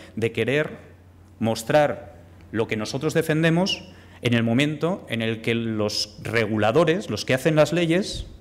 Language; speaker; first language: Spanish; native; Spanish